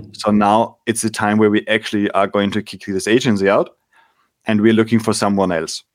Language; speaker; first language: English; non-native, fluent; German